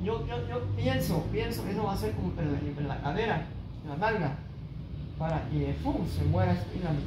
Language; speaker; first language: Spanish; native; Spanish